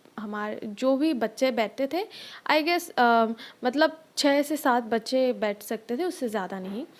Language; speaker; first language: Hindi; non-native, local second language; Bangla